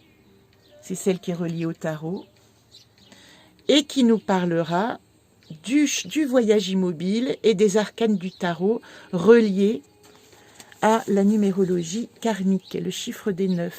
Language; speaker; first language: French; native; French